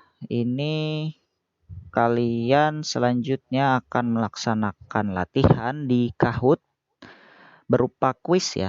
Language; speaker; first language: Indonesian; native; Indonesian